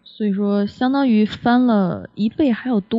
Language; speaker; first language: Chinese; native; Chinese